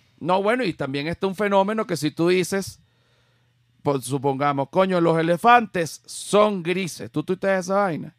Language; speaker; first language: Spanish; native; Spanish